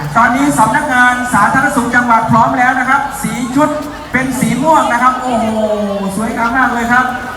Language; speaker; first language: Thai; native; Thai